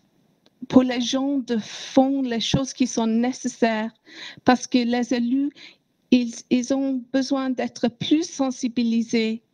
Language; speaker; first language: French; non-native, learner; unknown